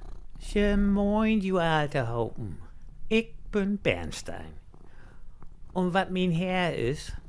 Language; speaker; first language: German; native; German